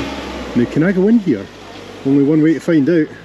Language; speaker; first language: English; native; English